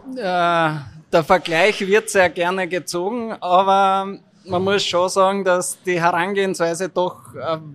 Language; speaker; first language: German; native; German